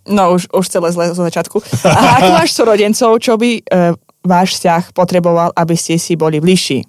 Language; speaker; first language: Slovak; non-native, fluent; Russian